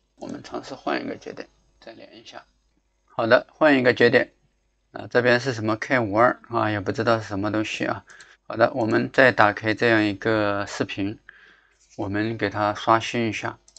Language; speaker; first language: Chinese; native; Chinese